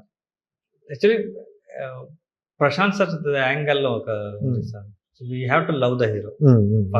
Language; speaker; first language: Telugu; non-native, learner; Kannada